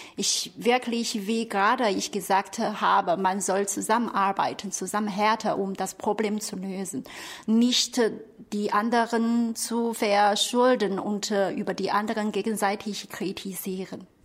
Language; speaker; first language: German; non-native, fluent; Chinese